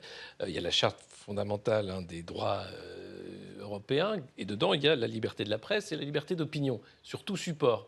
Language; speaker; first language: French; native; French